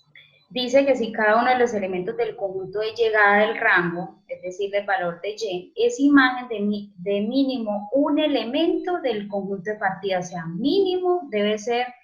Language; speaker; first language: Spanish; native; Spanish